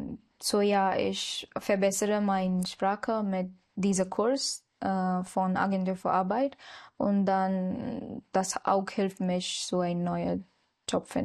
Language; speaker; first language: German; non-native, learner; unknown